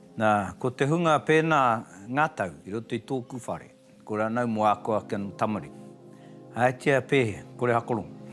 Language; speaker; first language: Māori; native; Māori